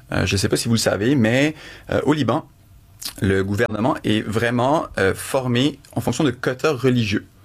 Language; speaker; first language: French; early bilingual, other home language; Arabic